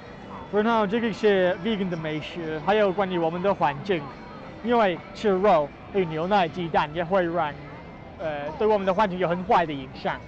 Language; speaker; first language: Chinese; non-native, learner; English